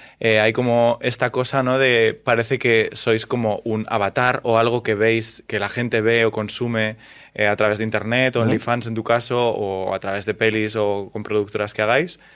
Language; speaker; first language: Spanish; native; Spanish